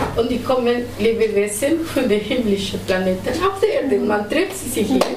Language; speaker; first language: German; non-native, fluent; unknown